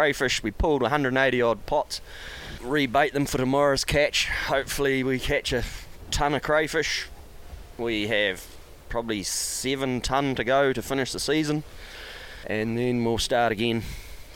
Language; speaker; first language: English; native; English